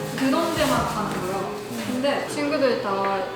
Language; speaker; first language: Korean; non-native, learner; Japanese